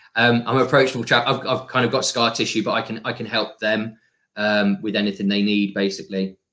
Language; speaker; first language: English; native; English